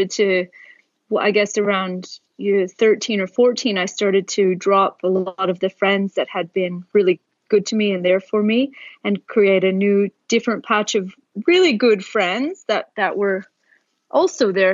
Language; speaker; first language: English; native; English